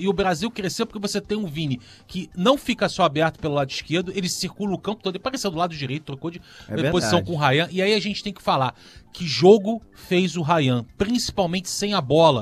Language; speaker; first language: Portuguese; native; Portuguese